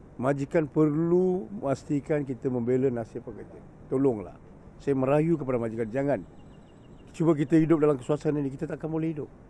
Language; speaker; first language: Malay; non-native, local second language; Tamil